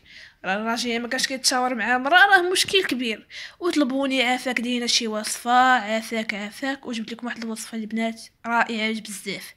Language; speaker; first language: Arabic; native; Arabic